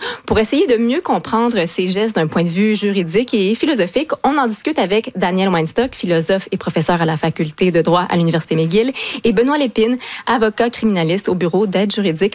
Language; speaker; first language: French; native; French